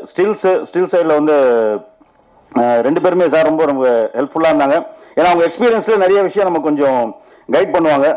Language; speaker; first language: Tamil; native; Tamil